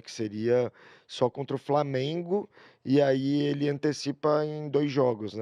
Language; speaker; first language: Portuguese; native; Portuguese